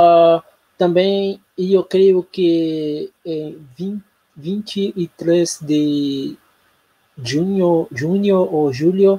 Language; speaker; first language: Spanish; non-native, learner; Portuguese